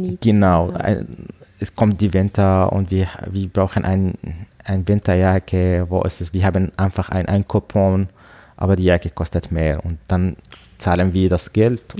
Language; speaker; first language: German; non-native, learner; Arabic